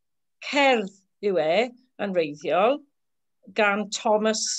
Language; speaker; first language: Welsh; non-native, learner; English